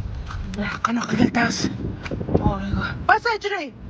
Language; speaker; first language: Kyrgyz; native; Kyrgyz